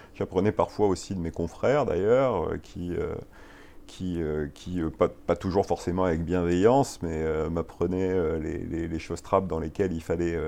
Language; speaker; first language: French; native; French